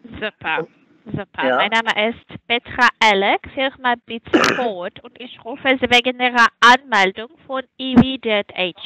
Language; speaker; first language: German; non-native, fluent; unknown